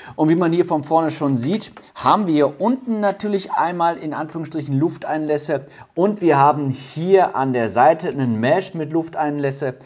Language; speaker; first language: German; native; German